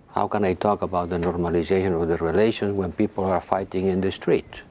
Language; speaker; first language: English; non-native, fluent; Spanish